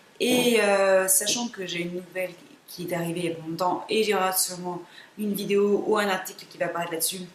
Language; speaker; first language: French; native; French